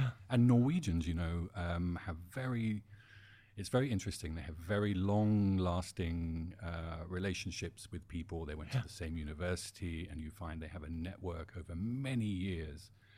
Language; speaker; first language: English; native; English